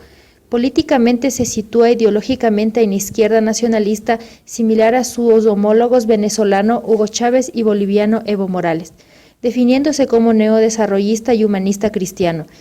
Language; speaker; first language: Spanish; native; Spanish